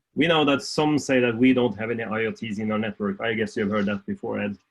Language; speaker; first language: English; non-native, fluent; Norwegian